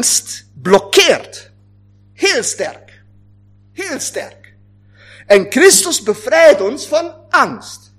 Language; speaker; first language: Dutch; non-native, fluent; German